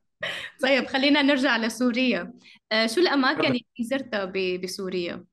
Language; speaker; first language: Arabic; native; Arabic